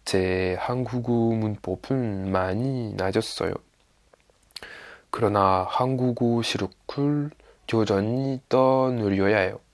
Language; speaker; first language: Korean; non-native, learner; French